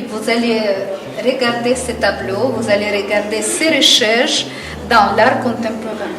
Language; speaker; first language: French; non-native, fluent; Russian